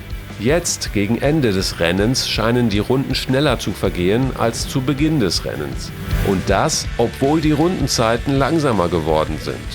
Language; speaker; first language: German; native; German